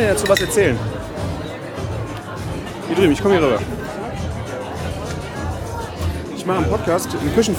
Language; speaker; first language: German; native; German